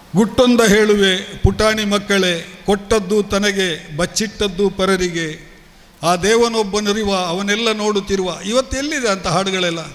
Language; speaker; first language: Kannada; non-native, local second language; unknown